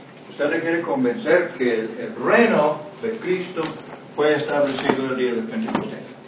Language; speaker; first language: Spanish; non-native, fluent; English